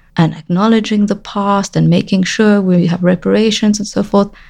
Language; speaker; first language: English; native; English